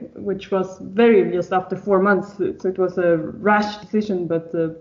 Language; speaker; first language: English; non-native, fluent; Swedish